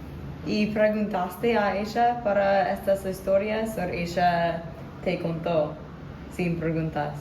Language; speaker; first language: Spanish; non-native, learner; English